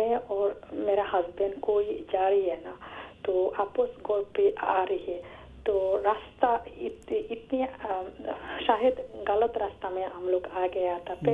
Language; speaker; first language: Hindi; non-native, local second language; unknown